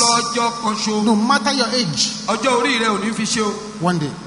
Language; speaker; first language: English; non-native, local second language; Yoruba